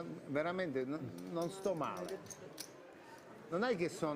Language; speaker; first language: Italian; non-native, learner; Russian